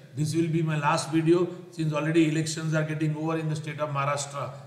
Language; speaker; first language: English; non-native, local second language; Marathi